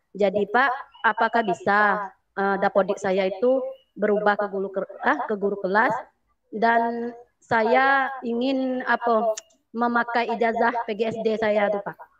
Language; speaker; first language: Indonesian; native; Indonesian